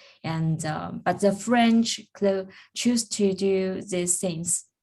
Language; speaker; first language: English; non-native, learner; Chinese